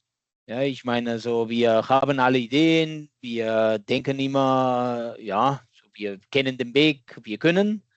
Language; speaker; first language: German; non-native, fluent; Catalan